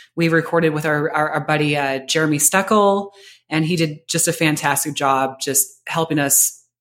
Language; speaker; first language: English; native; English